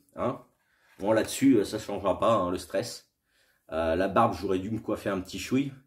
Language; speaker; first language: French; native; French